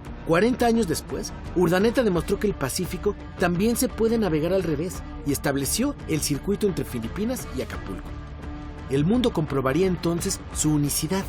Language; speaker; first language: Spanish; native; Spanish